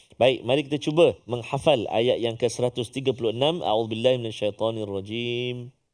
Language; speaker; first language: Malay; native; Malay